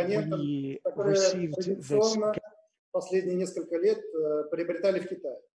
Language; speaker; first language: Russian; native; Russian